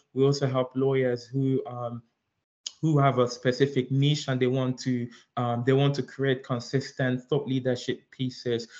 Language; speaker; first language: English; early bilingual, other home language; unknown